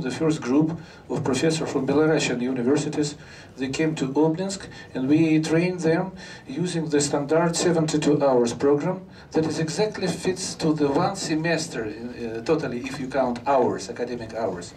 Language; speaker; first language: English; non-native, fluent; Russian